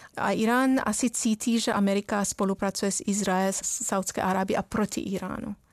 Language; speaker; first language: Czech; non-native, fluent; Persian